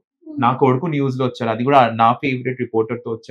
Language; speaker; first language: Telugu; non-native, fluent; Bangla